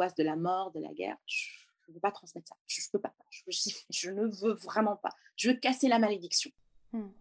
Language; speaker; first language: French; native; French